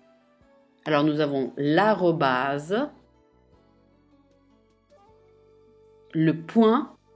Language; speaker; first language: French; non-native, fluent; Italian